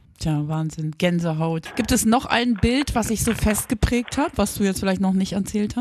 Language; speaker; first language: German; native; German